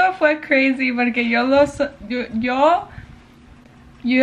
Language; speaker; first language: Spanish; early bilingual, heritage; English